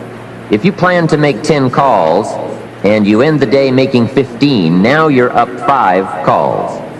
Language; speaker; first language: English; native; English